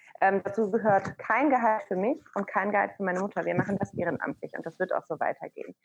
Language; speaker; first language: German; early bilingual, other home language; Persian